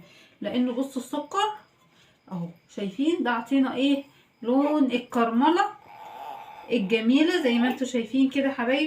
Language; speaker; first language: Arabic; native; Arabic